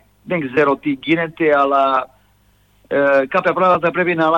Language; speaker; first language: Greek; non-native, fluent; Serbian